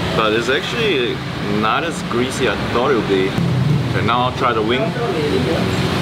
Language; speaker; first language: English; non-native, fluent; Korean